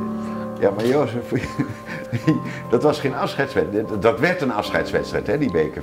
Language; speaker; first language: Dutch; native; Dutch